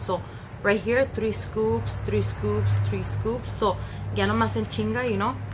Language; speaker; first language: English; early bilingual, other home language; Spanish